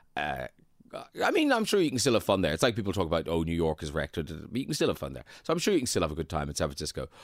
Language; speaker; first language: English; native; English